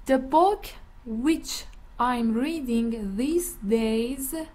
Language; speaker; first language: English; non-native, fluent; Persian